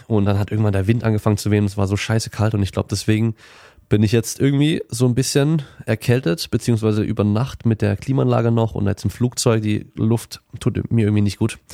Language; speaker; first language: German; native; German